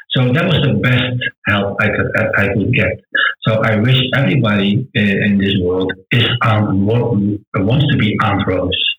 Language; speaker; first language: English; non-native, learner; Dutch